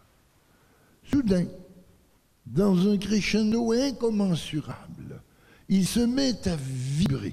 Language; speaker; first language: French; native; French